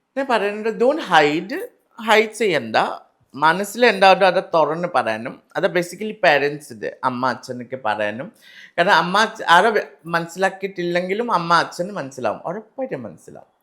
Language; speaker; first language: Malayalam; non-native, learner; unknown